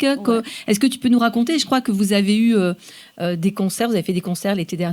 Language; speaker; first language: French; native; French